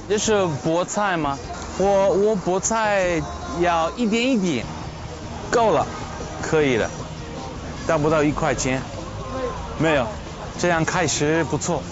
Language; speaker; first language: Chinese; non-native, fluent; English